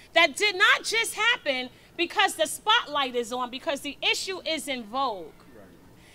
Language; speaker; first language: English; native; English